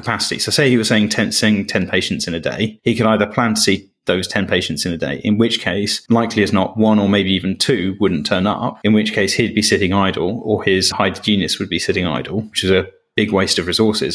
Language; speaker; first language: English; native; English